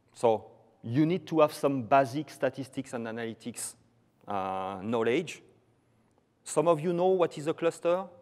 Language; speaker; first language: English; non-native, fluent; French